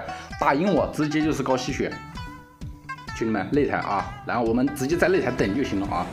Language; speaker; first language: Chinese; native; Chinese